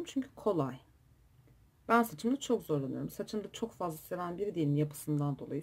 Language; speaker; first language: Turkish; native; Turkish